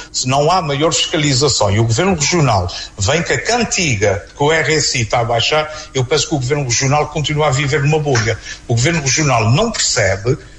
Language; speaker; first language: Portuguese; native; Portuguese